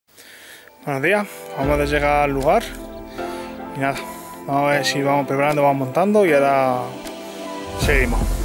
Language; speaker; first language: Spanish; native; Spanish